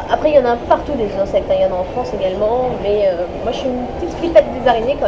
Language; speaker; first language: French; native; French